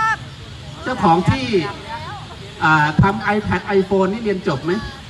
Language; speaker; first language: Thai; native; Thai